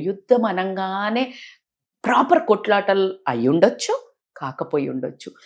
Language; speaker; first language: Telugu; native; Telugu